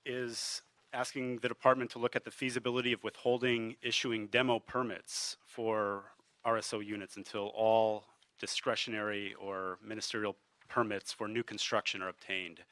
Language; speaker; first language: English; native; English